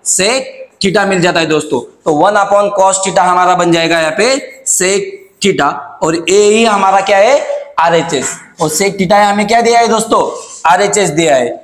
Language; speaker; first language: Hindi; non-native, local second language; Marathi